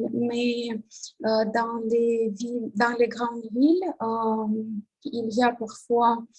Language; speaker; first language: French; non-native, learner; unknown